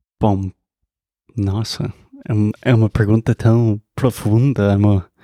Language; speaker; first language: Portuguese; non-native, fluent; English